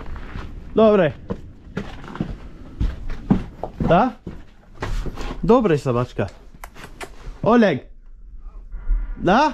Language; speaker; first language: Russian; non-native, learner; English